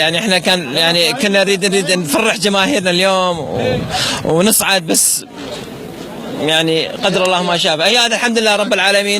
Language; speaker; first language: Arabic; native; Arabic